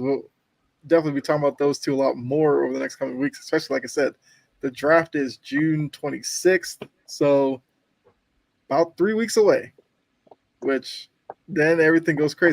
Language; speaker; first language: English; native; English